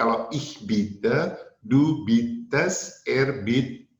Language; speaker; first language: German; non-native, fluent; Indonesian